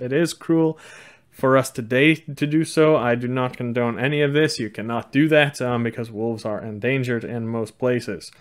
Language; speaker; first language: English; non-native, fluent; Swedish